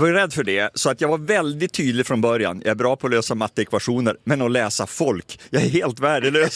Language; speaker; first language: Swedish; native; Swedish